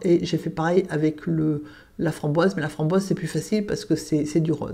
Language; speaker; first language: French; native; French